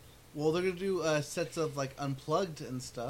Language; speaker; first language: English; native; English